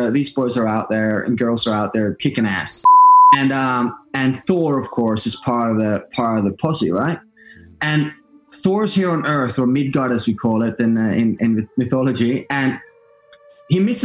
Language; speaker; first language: English; non-native, fluent; Norwegian